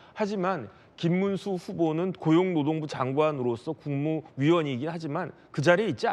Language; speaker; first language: Korean; native; Korean